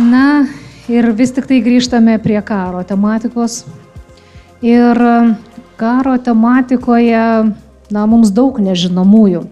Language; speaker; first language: Lithuanian; native; Lithuanian